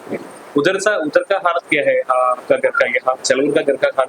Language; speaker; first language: Hindi; non-native, local second language; Malayalam